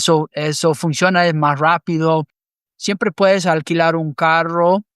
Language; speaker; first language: Spanish; non-native, fluent; English